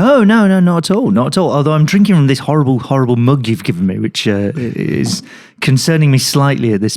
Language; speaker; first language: English; native; English